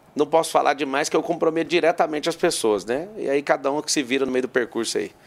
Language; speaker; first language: Portuguese; native; Portuguese